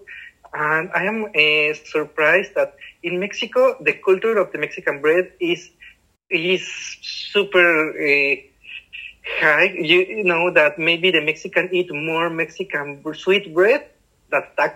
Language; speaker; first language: English; non-native, fluent; Spanish